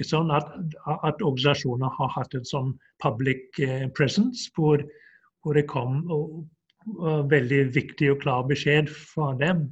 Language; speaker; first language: Norwegian; non-native, fluent; English